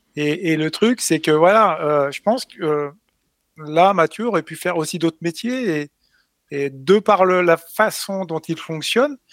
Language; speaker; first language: French; native; French